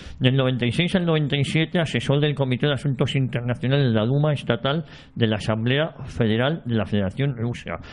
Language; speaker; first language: Spanish; native; Spanish